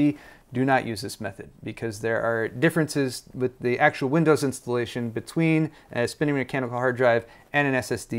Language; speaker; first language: English; native; English